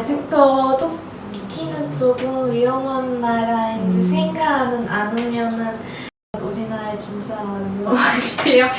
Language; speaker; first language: Korean; non-native, learner; Turkish